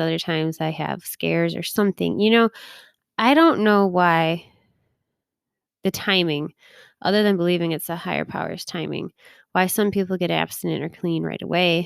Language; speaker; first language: English; native; English